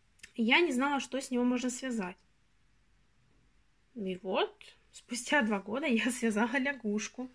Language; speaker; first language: Russian; native; Russian